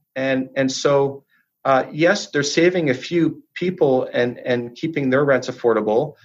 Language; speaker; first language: English; native; English